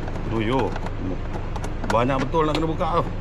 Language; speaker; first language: Malay; native; Malay